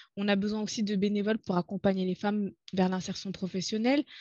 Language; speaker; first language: French; non-native, local second language; Arabic